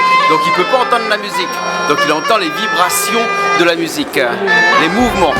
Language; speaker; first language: French; native; French